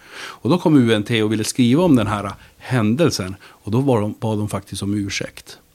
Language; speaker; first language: Swedish; native; Swedish